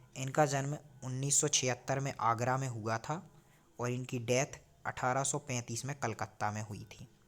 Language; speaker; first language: Hindi; native; Hindi